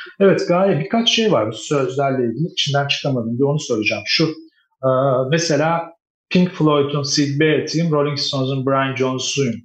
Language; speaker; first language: Turkish; native; Turkish